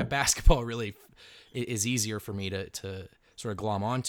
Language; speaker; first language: English; native; English